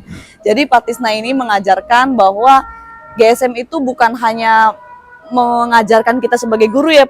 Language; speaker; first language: Indonesian; native; Indonesian